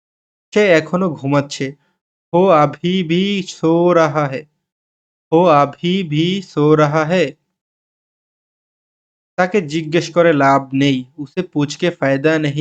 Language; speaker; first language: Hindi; non-native, learner; Bangla